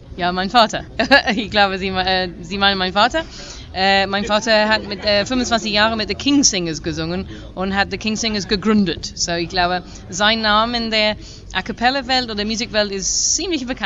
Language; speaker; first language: German; non-native, fluent; English